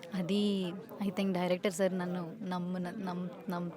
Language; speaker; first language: Telugu; non-native, learner; Malayalam